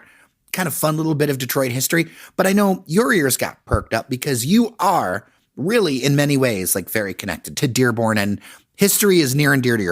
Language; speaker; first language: English; native; English